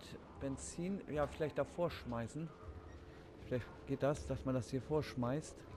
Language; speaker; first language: German; native; German